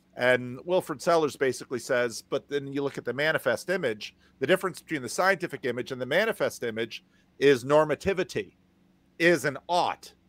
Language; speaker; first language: English; native; English